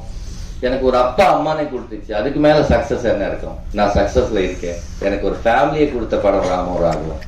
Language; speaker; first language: Tamil; non-native, learner; Telugu